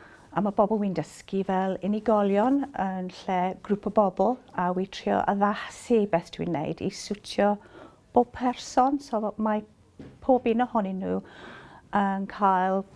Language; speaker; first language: Welsh; non-native, local second language; English